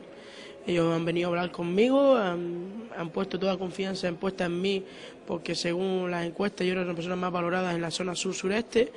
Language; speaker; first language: Spanish; native; Spanish